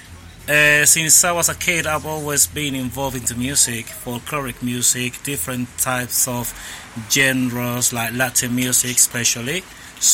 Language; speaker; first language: English; non-native, learner; Spanish